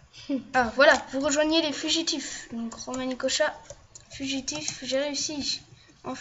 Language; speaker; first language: French; native; French